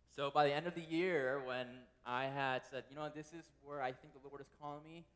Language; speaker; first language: English; native; English